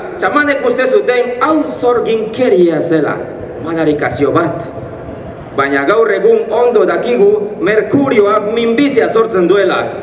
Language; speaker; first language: Basque; non-native, fluent; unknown